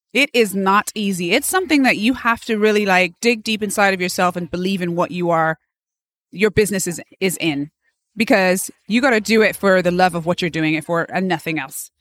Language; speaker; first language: English; native; English